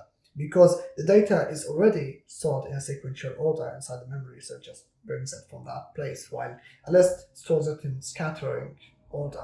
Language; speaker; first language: English; non-native, fluent; Arabic